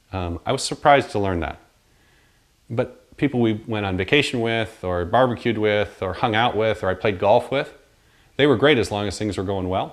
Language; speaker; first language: English; native; English